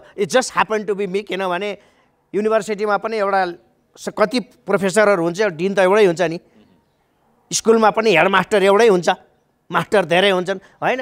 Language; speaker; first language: Nepali; native; Nepali